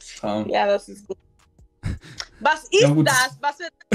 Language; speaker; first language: German; non-native, learner; Spanish